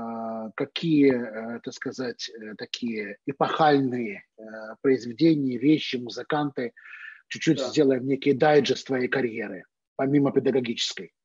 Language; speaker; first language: Russian; native; Russian